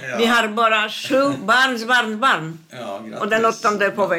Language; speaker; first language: Swedish; non-native, fluent; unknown